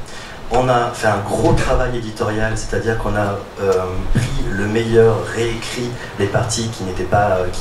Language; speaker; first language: French; native; French